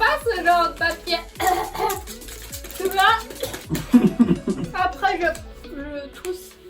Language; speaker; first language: French; non-native, learner; Chinese